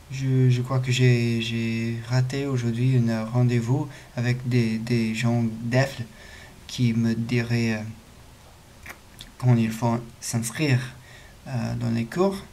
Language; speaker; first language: French; non-native, learner; English